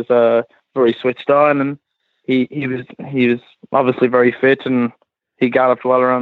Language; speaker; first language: English; native; English